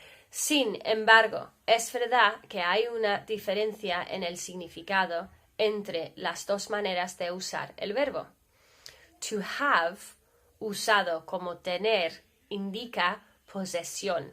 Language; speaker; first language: Spanish; non-native, fluent; English